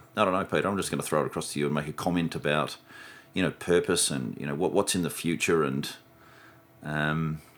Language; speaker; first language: English; native; English